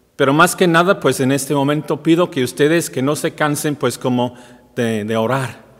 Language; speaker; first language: Spanish; non-native, fluent; English